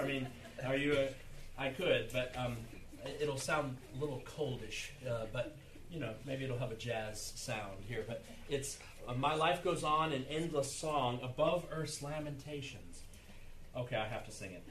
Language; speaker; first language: English; native; English